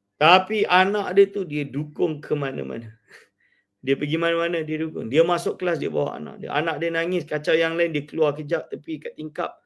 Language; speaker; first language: Malay; native; Malay